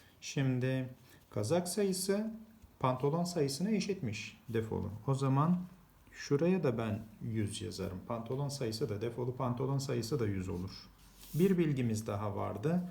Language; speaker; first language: Turkish; native; Turkish